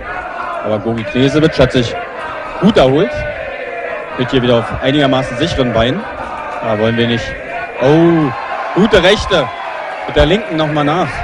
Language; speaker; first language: German; native; German